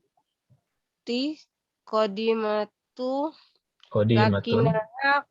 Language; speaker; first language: Arabic; non-native, learner; Indonesian